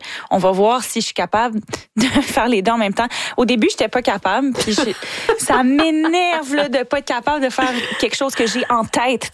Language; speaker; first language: French; native; French